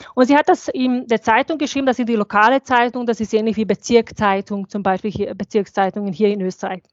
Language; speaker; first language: German; non-native, fluent; Bosnian